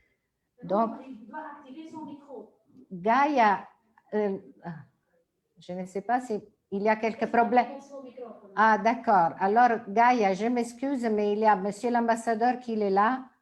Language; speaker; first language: French; non-native, fluent; Italian